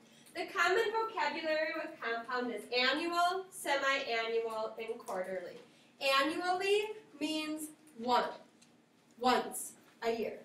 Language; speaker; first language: English; native; English